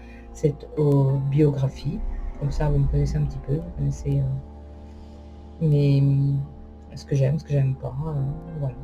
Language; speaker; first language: French; native; French